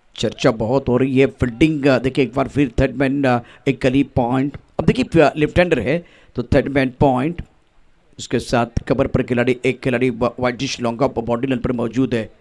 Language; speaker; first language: Hindi; non-native, local second language; Marathi